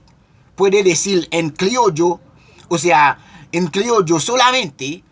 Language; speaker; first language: Spanish; non-native, local second language; Haitian Creole